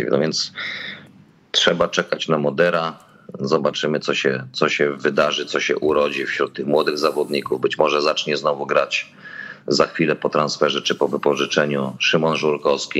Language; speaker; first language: Polish; native; Polish